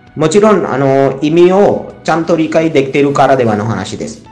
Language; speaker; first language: Japanese; non-native, fluent; Hindi